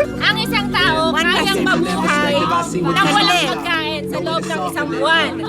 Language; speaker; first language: Filipino; native; Filipino